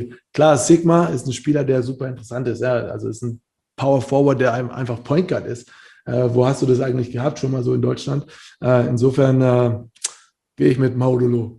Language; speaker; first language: German; native; German